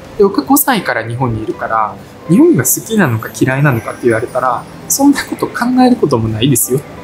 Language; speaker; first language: Japanese; early bilingual, other home language; Russian